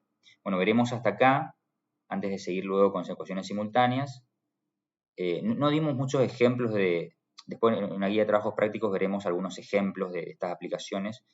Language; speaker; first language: Spanish; native; Spanish